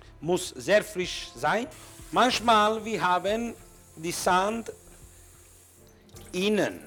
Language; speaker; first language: German; non-native, learner; Italian